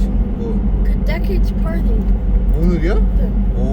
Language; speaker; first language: Korean; early bilingual, heritage; English